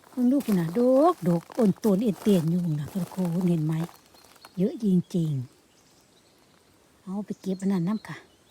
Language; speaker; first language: Thai; native; Thai